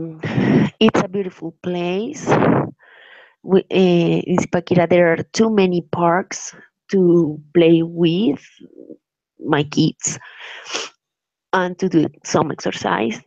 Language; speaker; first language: English; non-native, learner; Spanish